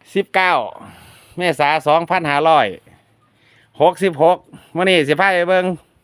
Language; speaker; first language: Thai; native; Thai